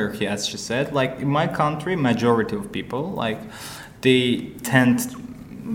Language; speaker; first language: English; non-native, fluent; Azerbaijani